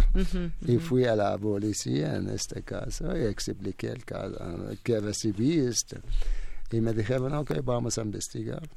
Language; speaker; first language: Spanish; non-native, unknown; Arabic